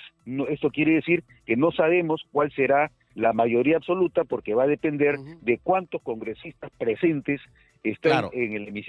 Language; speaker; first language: Spanish; native; Spanish